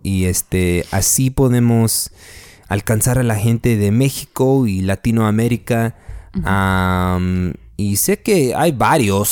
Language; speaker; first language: Spanish; early bilingual, other home language; English